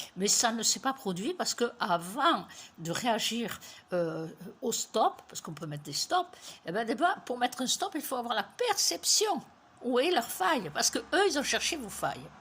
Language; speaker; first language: French; native; French